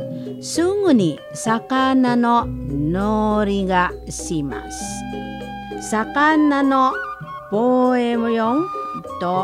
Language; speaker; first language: Japanese; non-native, fluent; Indonesian